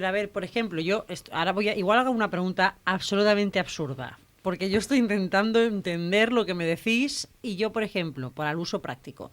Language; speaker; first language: Spanish; native; Spanish